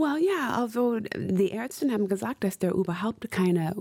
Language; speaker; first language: German; non-native, fluent; English